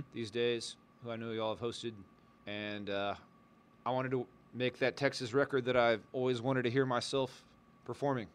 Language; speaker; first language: English; native; English